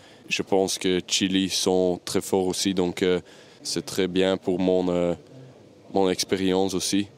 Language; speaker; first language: French; non-native, local second language; Dutch